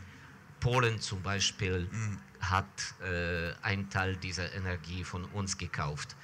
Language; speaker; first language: German; non-native, fluent; Ukrainian